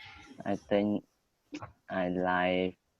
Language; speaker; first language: English; non-native, learner; Vietnamese